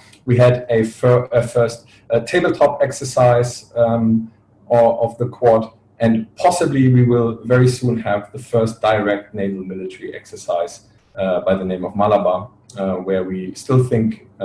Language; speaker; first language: English; non-native, fluent; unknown